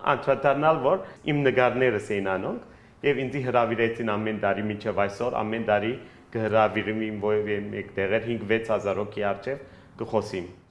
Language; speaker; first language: Armenian; early bilingual, heritage; Armenian